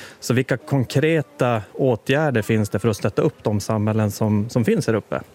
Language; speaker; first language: Swedish; native; Swedish